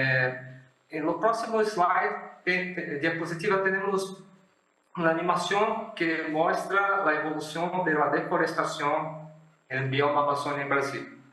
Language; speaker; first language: Spanish; non-native, fluent; Portuguese